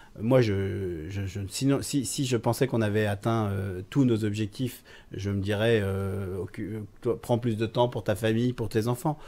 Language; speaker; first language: French; native; French